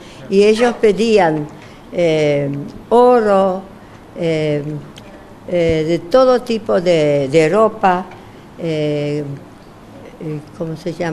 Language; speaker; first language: Spanish; non-native, fluent; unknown